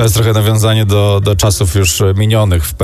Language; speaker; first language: Polish; native; Polish